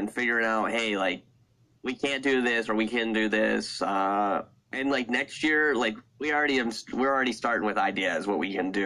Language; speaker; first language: English; native; English